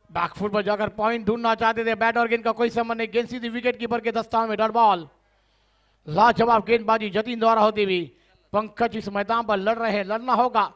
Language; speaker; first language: Hindi; non-native, local second language; Marathi